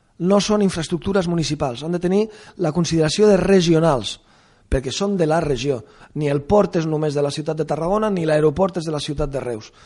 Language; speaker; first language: Catalan; non-native, local second language; Spanish